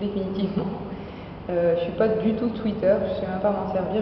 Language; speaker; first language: French; non-native, local second language; Arabic